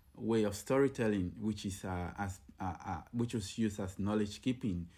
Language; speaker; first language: English; non-native, local second language; Ga